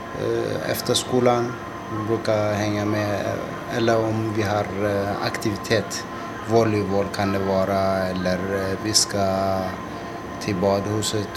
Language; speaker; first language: Swedish; non-native, learner; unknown